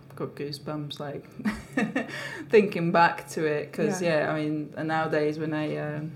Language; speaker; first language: English; non-native, fluent; Slovak